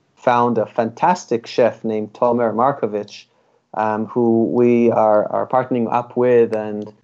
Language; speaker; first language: English; early bilingual, other home language; Hebrew